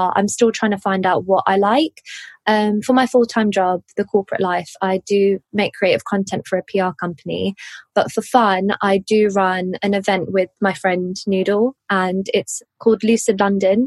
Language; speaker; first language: English; native; English